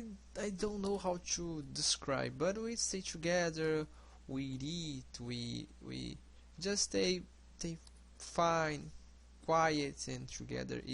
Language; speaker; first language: English; non-native, learner; Portuguese